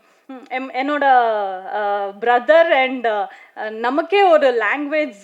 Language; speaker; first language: Tamil; non-native, fluent; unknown